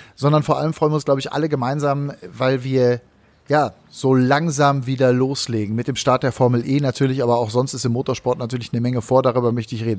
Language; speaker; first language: German; native; German